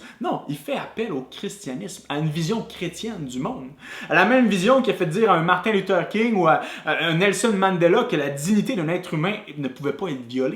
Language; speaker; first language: French; native; French